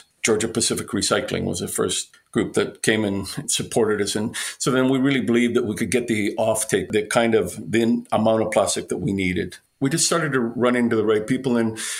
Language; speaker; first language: English; native; English